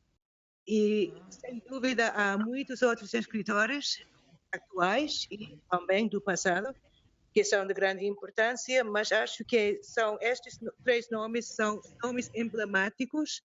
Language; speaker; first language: Portuguese; non-native, fluent; English